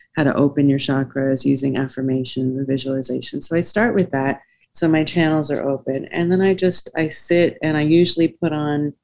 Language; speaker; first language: English; native; English